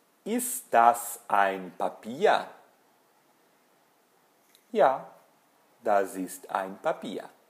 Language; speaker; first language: German; non-native, fluent; Portuguese